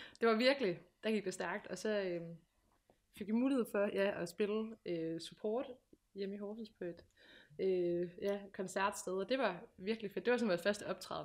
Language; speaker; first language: Danish; native; Danish